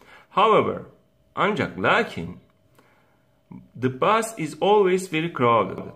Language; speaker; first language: English; non-native, fluent; Turkish